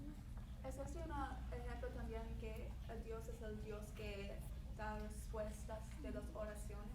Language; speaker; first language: Spanish; non-native, learner; English